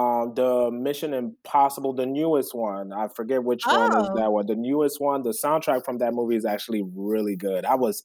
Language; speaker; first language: English; early bilingual, other home language; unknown